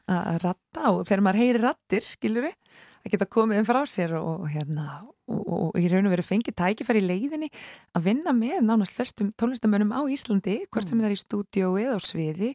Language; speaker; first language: Icelandic; native; Icelandic